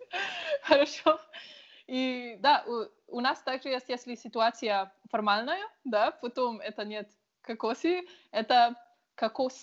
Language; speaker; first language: Russian; non-native, learner; Slovenian